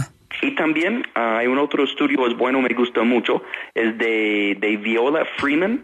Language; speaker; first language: Spanish; non-native, fluent; English